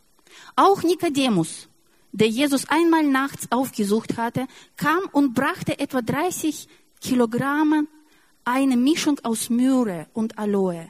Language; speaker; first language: German; non-native, fluent; Russian